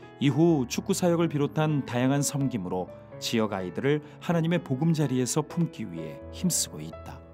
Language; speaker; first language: Korean; native; Korean